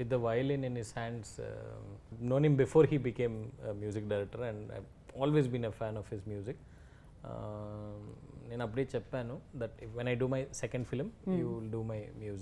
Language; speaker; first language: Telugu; non-native, learner; Tamil